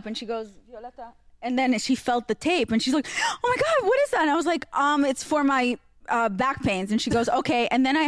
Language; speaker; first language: English; non-native, fluent; Hebrew